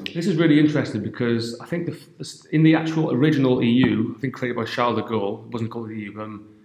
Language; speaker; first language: English; native; English